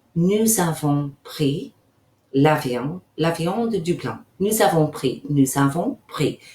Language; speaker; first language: French; non-native, fluent; English